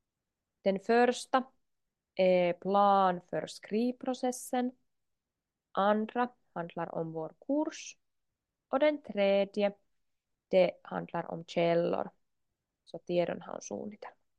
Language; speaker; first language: Swedish; non-native, local second language; Finnish